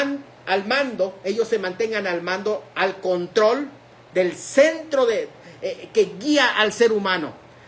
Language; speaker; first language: Spanish; native; Spanish